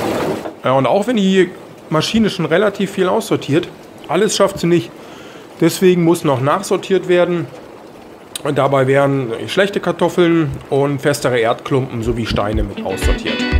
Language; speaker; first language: German; native; German